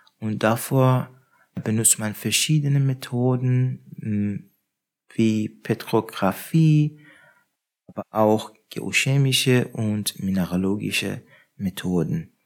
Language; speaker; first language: German; non-native, fluent; Persian